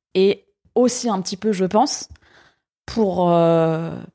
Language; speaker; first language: French; native; French